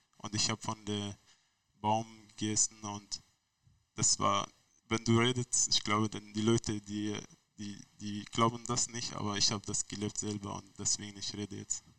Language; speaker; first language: German; non-native, learner; Arabic